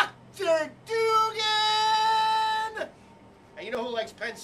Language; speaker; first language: English; native; English